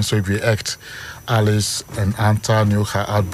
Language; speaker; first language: Dutch; non-native, fluent; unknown